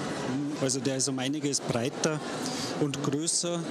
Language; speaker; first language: German; native; German